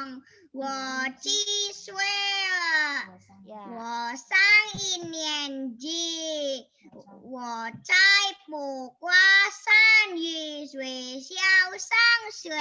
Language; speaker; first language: Chinese; non-native, learner; Indonesian